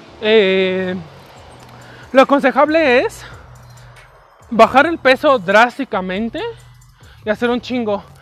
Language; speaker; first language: Spanish; native; Spanish